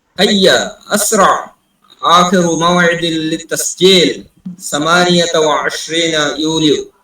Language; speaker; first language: Arabic; non-native, learner; Bangla